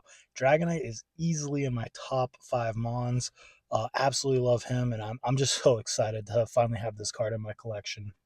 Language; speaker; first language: English; native; English